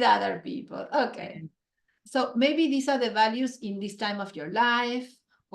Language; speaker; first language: English; non-native, fluent; Spanish